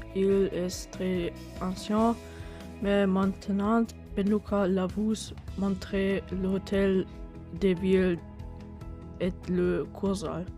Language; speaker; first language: French; non-native, learner; German